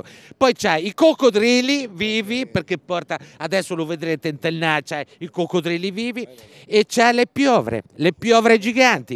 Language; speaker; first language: Italian; native; Italian